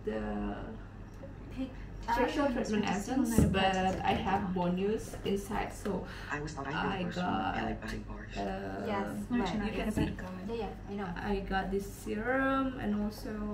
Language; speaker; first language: English; non-native, learner; Indonesian